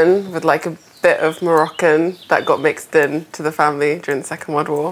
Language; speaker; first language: English; native; English